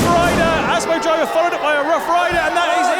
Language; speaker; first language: English; native; English